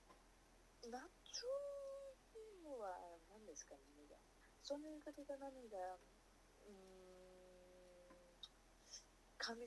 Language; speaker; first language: Japanese; non-native, learner; Nepali